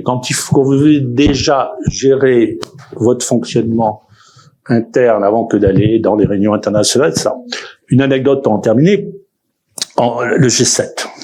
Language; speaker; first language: French; native; French